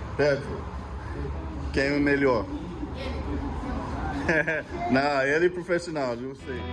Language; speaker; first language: Portuguese; non-native, learner; English